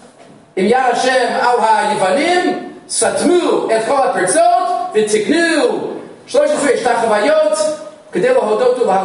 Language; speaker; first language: Hebrew; non-native, fluent; English